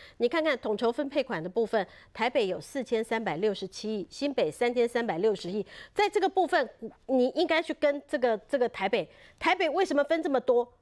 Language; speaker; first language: Chinese; native; Chinese